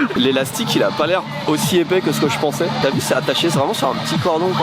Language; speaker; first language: French; native; French